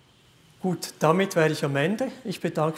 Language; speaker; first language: German; native; German